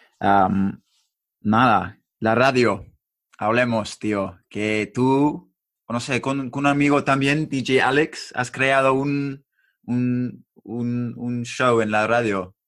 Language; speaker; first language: Spanish; non-native, learner; English